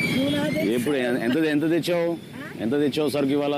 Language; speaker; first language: Telugu; native; Telugu